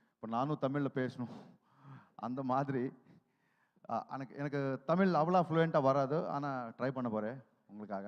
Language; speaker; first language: Tamil; non-native, learner; Telugu